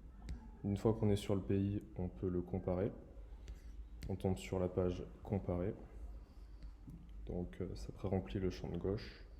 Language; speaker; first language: French; native; French